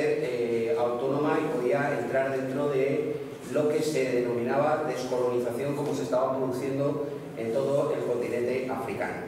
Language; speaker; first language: Spanish; native; Spanish